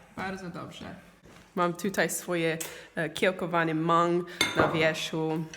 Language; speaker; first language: Polish; non-native, learner; English